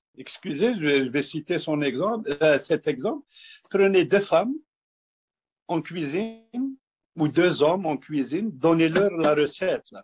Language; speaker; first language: French; non-native, local second language; Kabyle